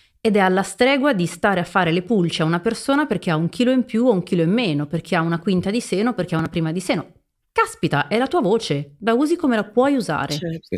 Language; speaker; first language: Italian; native; Italian